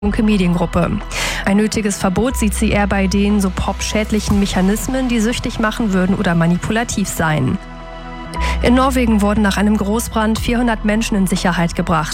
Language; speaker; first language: German; native; German